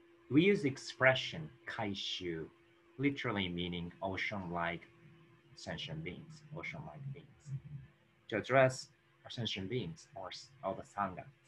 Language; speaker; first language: English; non-native, fluent; Japanese